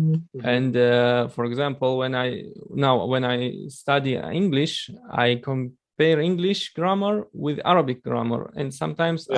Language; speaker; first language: English; non-native, learner; Chechen